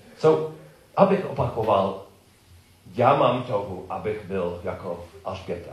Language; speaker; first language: Czech; non-native, learner; English